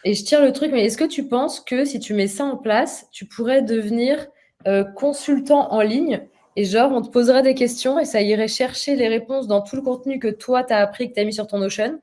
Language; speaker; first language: French; native; French